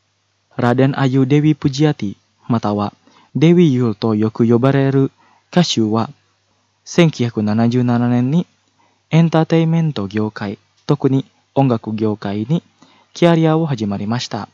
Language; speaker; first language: Japanese; non-native, fluent; Indonesian